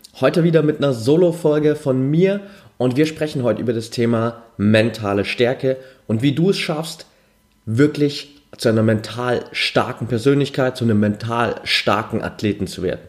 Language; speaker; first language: German; native; German